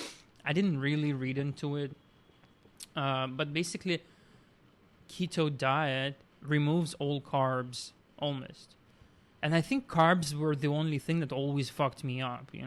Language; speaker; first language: English; non-native, fluent; Russian